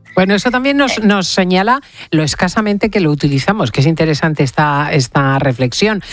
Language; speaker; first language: Spanish; native; Spanish